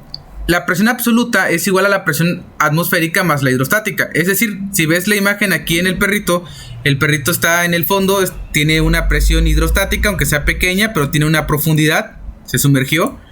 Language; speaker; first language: Spanish; native; Spanish